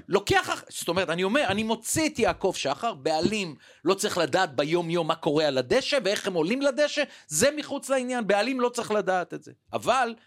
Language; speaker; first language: Hebrew; non-native, local second language; Arabic